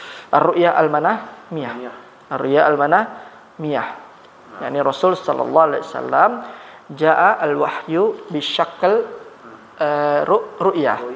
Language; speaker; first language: Arabic; non-native, fluent; Malay